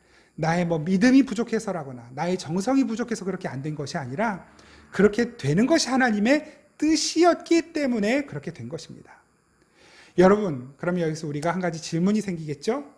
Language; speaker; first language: Korean; native; Korean